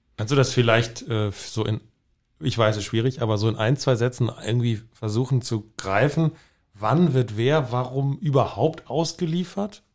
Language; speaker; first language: German; native; German